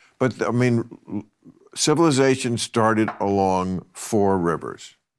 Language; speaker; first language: English; native; English